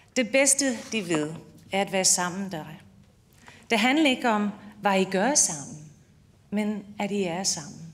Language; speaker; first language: Danish; non-native, fluent; English